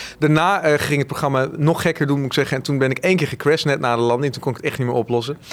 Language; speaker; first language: Dutch; native; Dutch